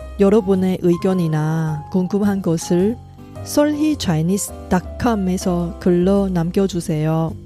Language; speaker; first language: Korean; non-native, fluent; Chinese